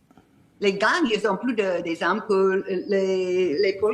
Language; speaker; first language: French; non-native, fluent; English